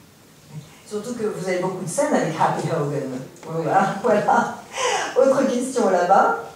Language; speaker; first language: French; native; French